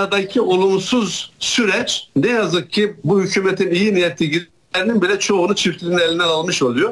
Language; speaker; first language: Turkish; native; Turkish